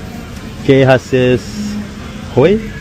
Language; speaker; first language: Spanish; non-native, learner; English